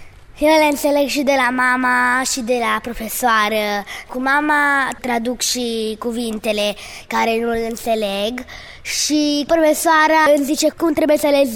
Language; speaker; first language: Romanian; early bilingual, heritage; Romanian